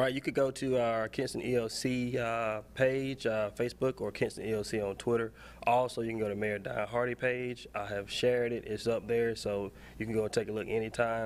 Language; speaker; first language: English; native; English